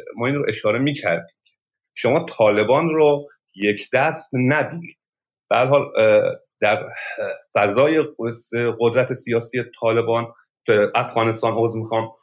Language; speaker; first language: Persian; native; Persian